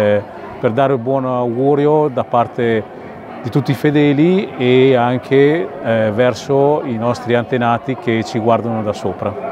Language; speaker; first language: Italian; early bilingual, other home language; Khmer